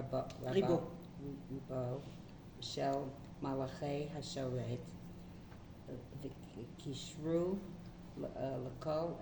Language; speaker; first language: Hebrew; non-native, learner; English